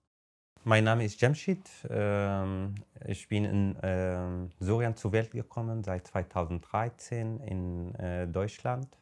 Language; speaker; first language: German; non-native, fluent; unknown